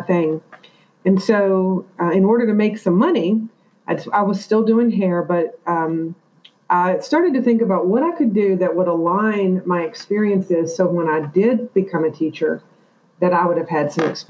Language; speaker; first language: English; native; English